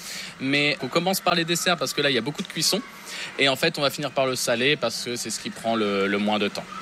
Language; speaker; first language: French; native; French